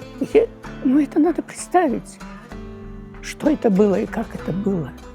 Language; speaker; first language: Russian; non-native, local second language; Uyghur